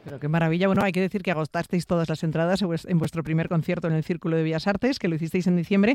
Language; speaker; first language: Spanish; native; Spanish